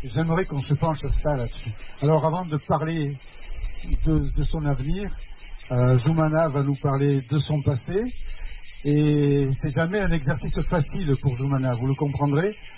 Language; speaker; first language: French; non-native, fluent; Spanish